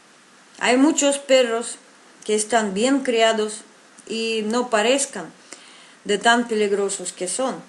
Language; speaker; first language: Spanish; non-native, fluent; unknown